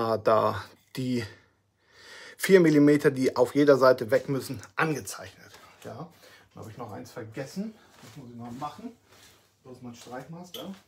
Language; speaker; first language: German; native; German